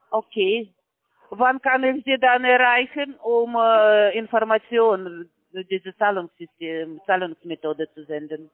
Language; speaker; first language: German; non-native, learner; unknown